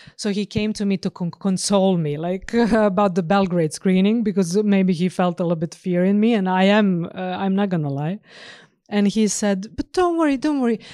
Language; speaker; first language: English; non-native, fluent; Serbian